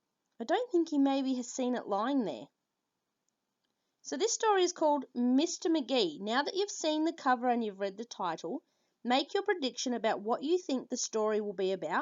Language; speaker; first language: English; native; English